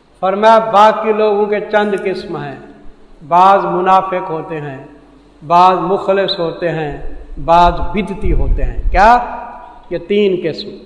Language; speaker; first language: Urdu; non-native, local second language; Saraiki